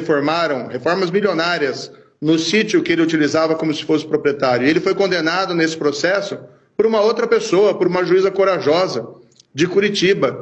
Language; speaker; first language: Portuguese; native; Portuguese